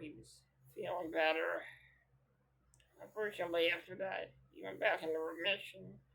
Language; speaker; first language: English; native; English